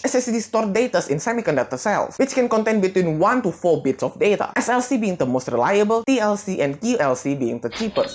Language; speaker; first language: English; non-native, fluent; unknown